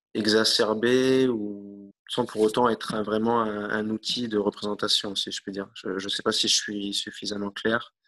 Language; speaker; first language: French; native; French